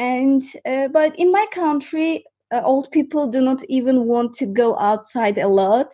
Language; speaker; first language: English; non-native, fluent; Azerbaijani